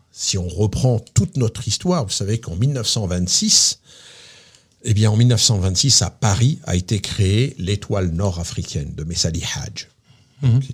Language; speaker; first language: French; native; French